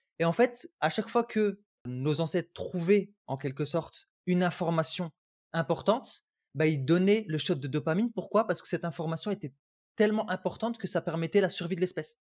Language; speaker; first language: French; early bilingual, other home language; Arabic